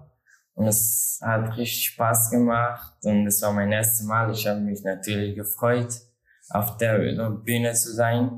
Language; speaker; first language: German; non-native, learner; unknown